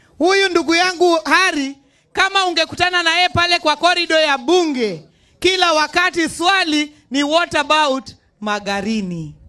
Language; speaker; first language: Swahili; non-native, local second language; Luo (Kenya and Tanzania)